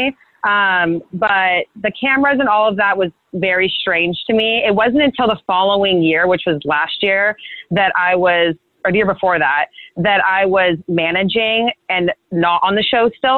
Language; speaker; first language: English; native; English